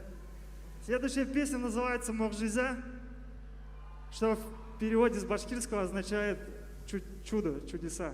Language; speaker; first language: Russian; non-native, local second language; Bashkir